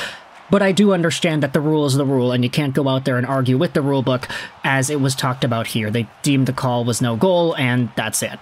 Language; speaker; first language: English; native; English